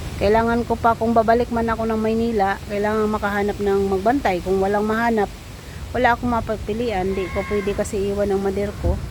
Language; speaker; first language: Filipino; non-native, local second language; Cebuano